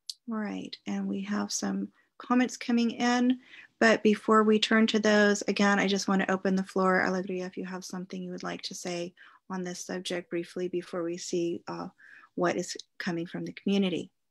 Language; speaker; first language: English; native; English